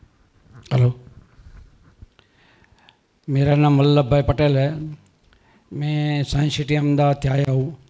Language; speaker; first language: Hindi; non-native, local second language; Gujarati